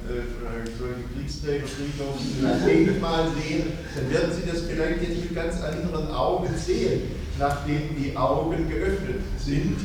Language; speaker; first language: German; native; German